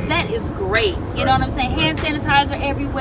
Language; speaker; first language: English; native; English